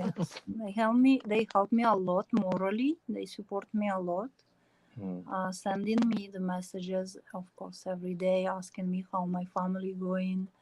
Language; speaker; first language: English; non-native, learner; Ukrainian